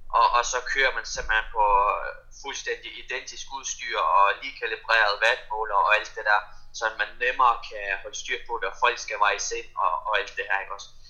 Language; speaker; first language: Danish; early bilingual, other home language; Russian